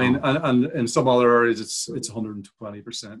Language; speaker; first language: English; native; English